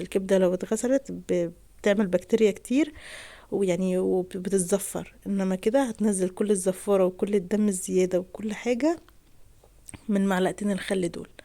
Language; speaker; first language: Arabic; native; Arabic